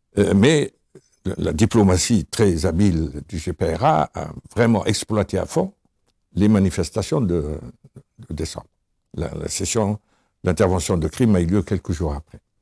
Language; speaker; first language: French; non-native, local second language; Arabic